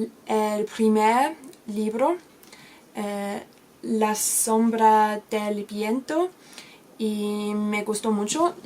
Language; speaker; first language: Spanish; non-native, learner; English